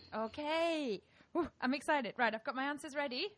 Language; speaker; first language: English; non-native, fluent; German